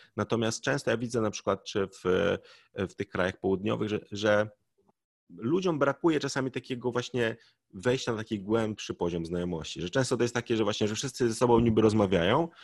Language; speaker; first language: Polish; native; Polish